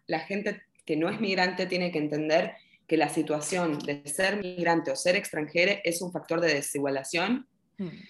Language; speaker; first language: Spanish; native; Spanish